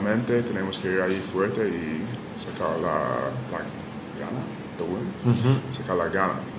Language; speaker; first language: Spanish; non-native, fluent; English